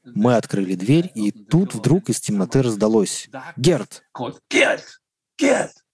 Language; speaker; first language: Russian; non-native, fluent; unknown